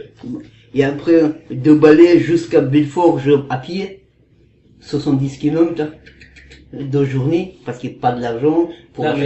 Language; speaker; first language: French; non-native, learner; Kazakh